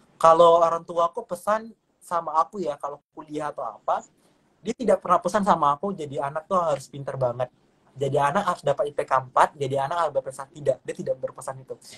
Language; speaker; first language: Indonesian; non-native, local second language; Malay